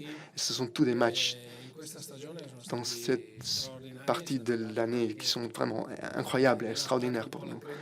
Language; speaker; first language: French; non-native, fluent; Italian